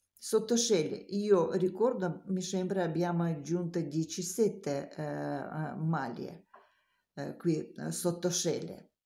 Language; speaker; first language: Italian; non-native, learner; Russian